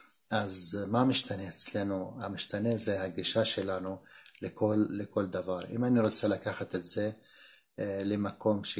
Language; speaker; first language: Hebrew; non-native, local second language; Arabic